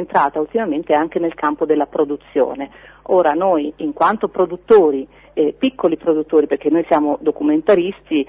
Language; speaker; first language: Italian; native; Italian